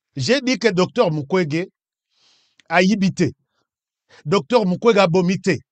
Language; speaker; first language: French; non-native, local second language; Lingala